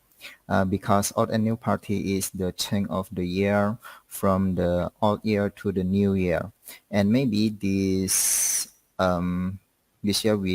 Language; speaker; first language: English; non-native, learner; Indonesian